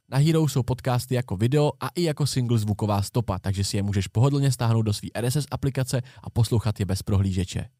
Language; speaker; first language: Czech; native; Czech